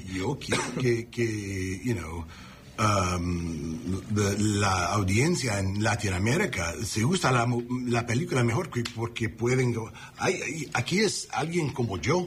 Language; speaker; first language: Spanish; early bilingual, heritage; English